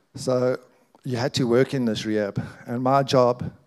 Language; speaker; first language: English; native; English